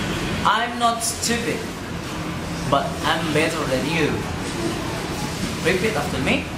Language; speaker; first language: English; non-native, learner; Indonesian